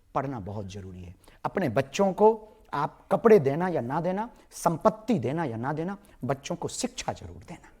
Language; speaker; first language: Hindi; native; Hindi